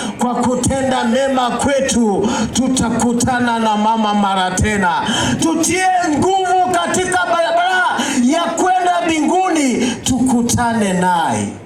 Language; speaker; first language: Swahili; non-native, local second language; Luyia